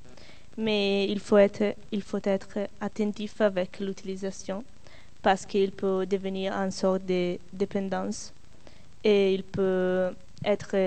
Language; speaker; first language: French; non-native, learner; Italian